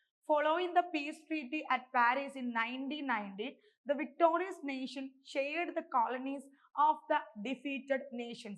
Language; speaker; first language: English; non-native, local second language; Malayalam